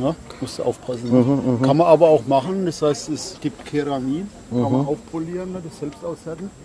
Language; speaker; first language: German; native; German